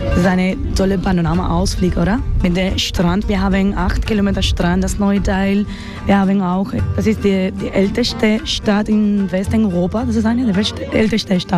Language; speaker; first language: German; non-native, learner; Spanish